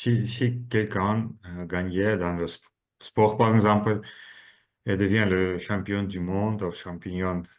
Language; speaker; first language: French; non-native, learner; Russian